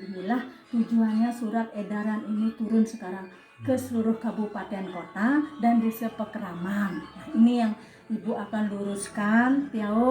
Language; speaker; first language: Indonesian; non-native, local second language; Balinese